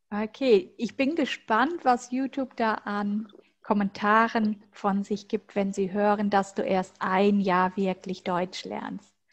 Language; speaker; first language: German; native; German